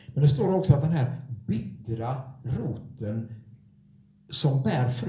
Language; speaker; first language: Swedish; non-native, fluent; English